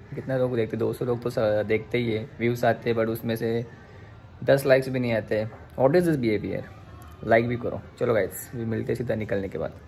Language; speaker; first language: Hindi; non-native, local second language; Marathi